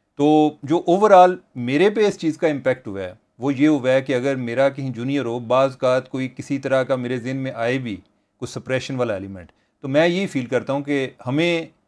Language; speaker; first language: Urdu; non-native, local second language; Punjabi